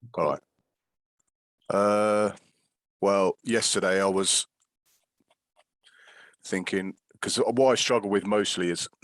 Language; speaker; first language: English; native; English